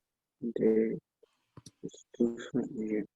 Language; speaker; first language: English; non-native, learner; Spanish